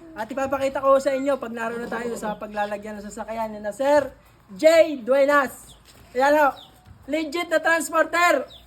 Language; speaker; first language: Filipino; native; Filipino